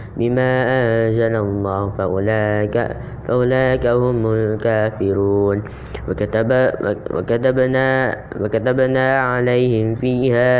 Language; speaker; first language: Arabic; non-native, learner; Indonesian